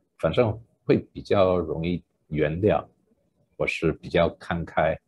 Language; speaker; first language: Chinese; non-native, fluent; English